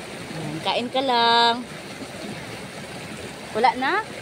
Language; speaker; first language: Filipino; non-native, local second language; Cebuano